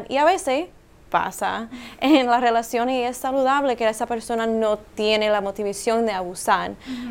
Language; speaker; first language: Spanish; early bilingual, heritage; English